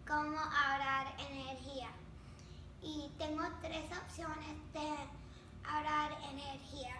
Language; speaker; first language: Spanish; non-native, learner; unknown